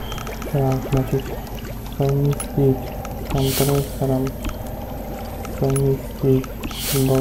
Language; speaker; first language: Russian; native; Russian